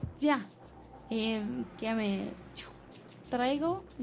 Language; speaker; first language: Spanish; non-native, learner; English